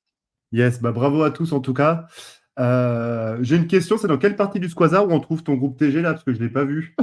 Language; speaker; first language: French; native; French